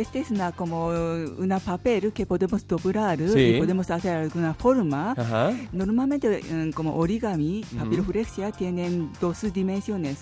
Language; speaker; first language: Spanish; non-native, learner; Japanese